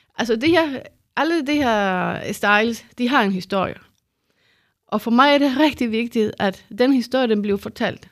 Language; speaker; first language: Danish; non-native, fluent; Spanish